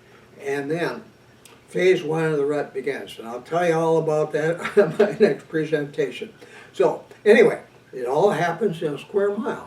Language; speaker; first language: English; native; English